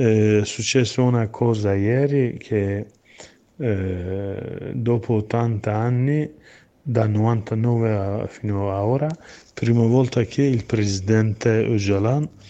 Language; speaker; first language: Italian; non-native, learner; Kurdish